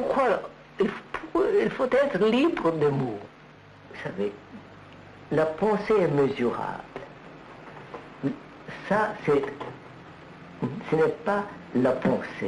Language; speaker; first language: French; non-native, learner; Telugu